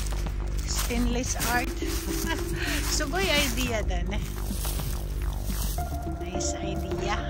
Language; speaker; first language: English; non-native, local second language; Filipino